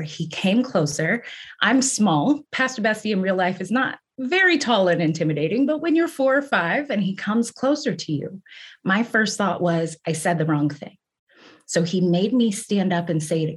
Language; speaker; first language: English; native; English